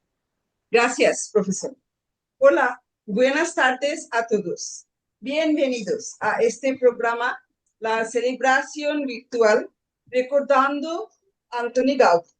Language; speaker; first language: Spanish; non-native, learner; Bangla